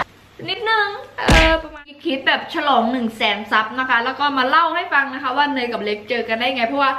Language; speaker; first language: Thai; native; Thai